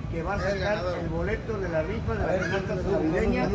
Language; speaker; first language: Spanish; native; Spanish